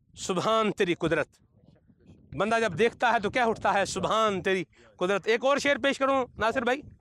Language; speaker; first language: Urdu; native; Urdu